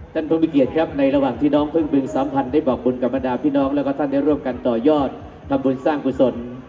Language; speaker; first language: Thai; native; Thai